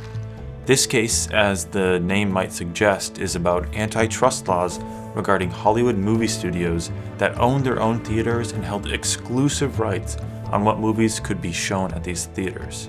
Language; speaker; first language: English; native; English